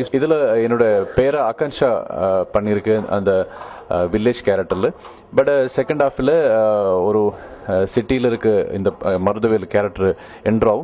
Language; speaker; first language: Tamil; non-native, learner; Malayalam